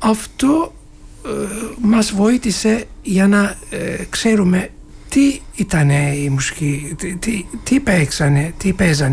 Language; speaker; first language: Greek; non-native, learner; Turkish